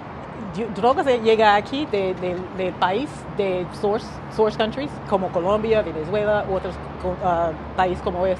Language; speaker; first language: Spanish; non-native, learner; English